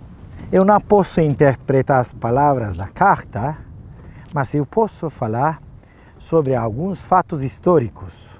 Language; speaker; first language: Portuguese; non-native, fluent; Turkish